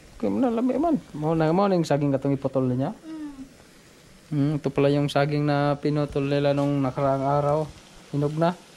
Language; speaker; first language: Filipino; non-native, local second language; Cebuano